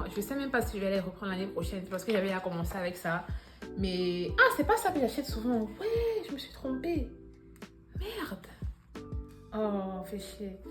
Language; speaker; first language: French; native; French